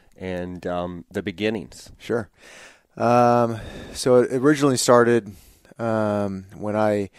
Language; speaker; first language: English; native; English